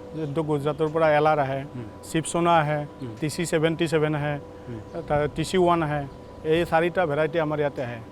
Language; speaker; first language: Assamese; native; Assamese